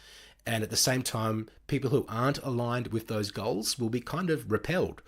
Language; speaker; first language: English; native; English